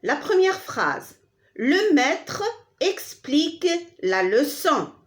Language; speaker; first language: French; non-native, local second language; Arabic